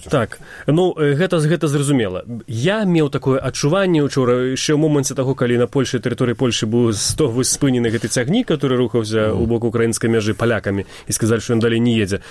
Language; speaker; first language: Belarusian; native; Belarusian